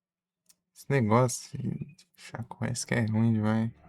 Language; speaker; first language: Portuguese; native; Portuguese